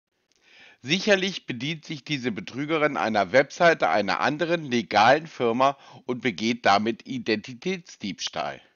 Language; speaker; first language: German; native; German